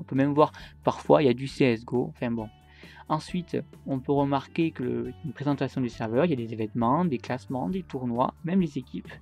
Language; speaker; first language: French; native; French